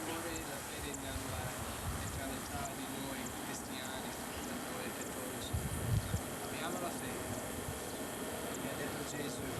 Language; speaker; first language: Italian; non-native, learner; English